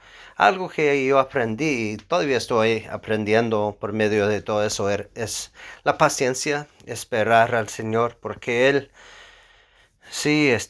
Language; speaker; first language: Spanish; non-native, fluent; English